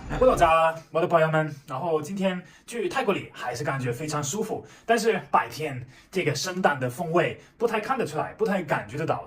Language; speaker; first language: Chinese; non-native, fluent; German